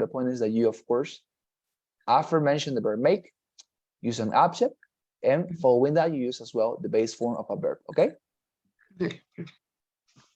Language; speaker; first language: English; non-native, fluent; Spanish